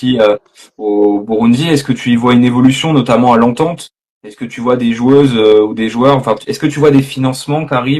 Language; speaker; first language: French; native; French